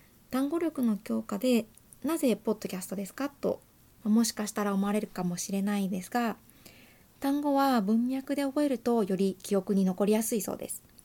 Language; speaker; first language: Japanese; native; Japanese